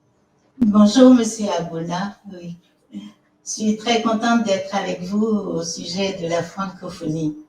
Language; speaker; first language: French; non-native, local second language; Fon